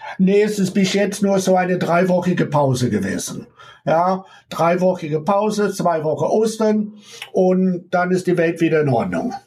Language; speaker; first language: German; non-native, fluent; English